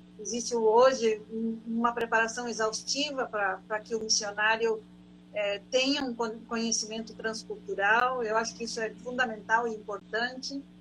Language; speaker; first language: Portuguese; native; Portuguese